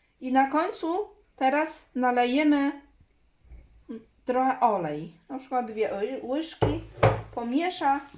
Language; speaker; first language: Polish; non-native, learner; Chinese